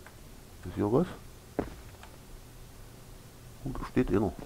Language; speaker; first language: German; native; German